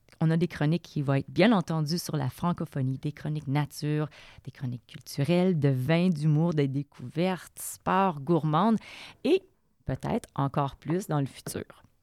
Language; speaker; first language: French; native; French